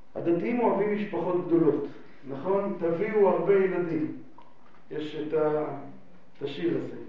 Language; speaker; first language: Hebrew; native; Hebrew